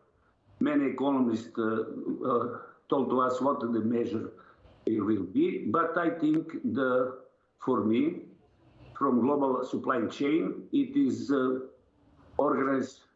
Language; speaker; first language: English; non-native, learner; Serbian